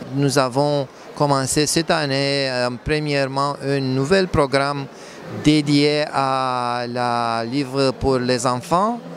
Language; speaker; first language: French; non-native, fluent; Romanian